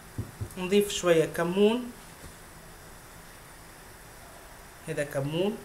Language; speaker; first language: Arabic; native; Arabic